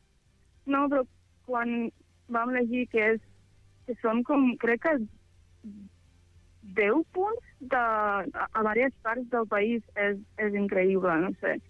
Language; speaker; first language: Catalan; non-native, fluent; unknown